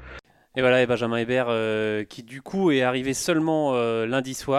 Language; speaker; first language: French; native; French